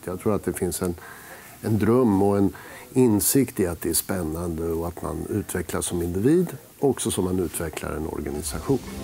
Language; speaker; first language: Swedish; native; Swedish